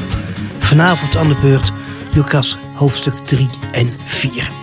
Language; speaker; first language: Dutch; native; Dutch